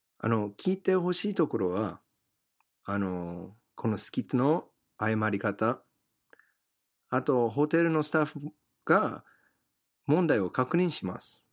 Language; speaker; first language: Japanese; non-native, fluent; English